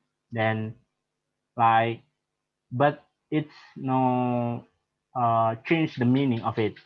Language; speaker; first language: English; non-native, learner; Indonesian